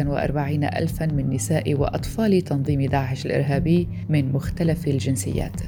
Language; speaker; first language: Arabic; native; Arabic